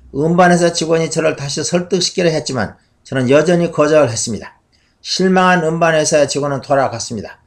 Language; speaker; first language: Korean; native; Korean